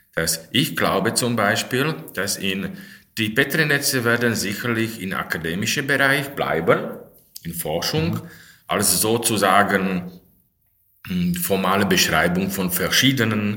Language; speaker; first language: German; non-native, fluent; Slovak